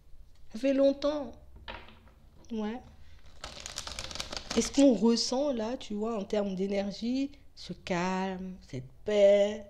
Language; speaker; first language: French; native; French